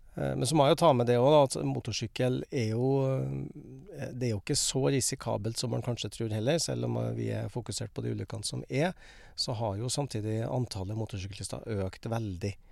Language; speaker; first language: Norwegian; native; Norwegian